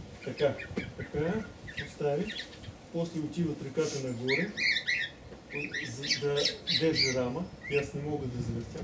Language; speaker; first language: Bulgarian; non-native, learner; Russian